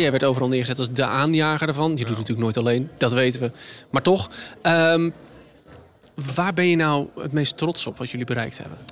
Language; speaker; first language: Dutch; native; Dutch